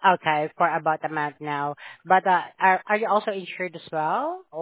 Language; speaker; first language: English; non-native, fluent; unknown